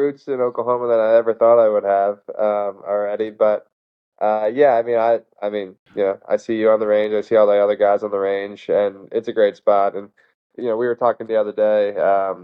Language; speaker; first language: English; native; English